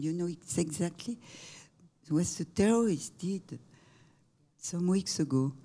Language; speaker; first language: English; non-native, fluent; French